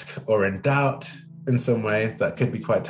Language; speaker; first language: English; native; English